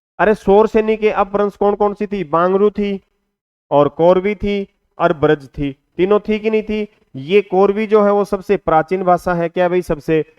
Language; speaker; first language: Hindi; native; Hindi